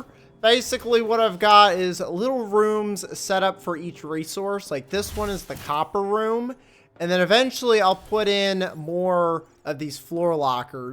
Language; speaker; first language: English; native; English